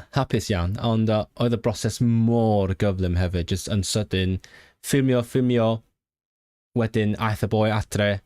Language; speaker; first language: Welsh; non-native, fluent; Cantonese